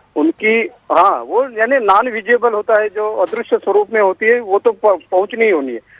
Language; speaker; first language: Hindi; non-native, local second language; Marathi